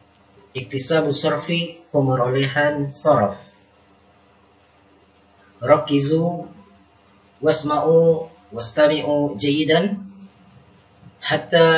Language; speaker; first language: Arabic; non-native, fluent; Indonesian